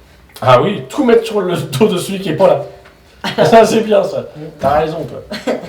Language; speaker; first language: French; native; French